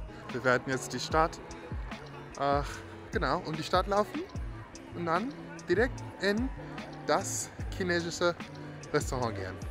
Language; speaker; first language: German; non-native, learner; English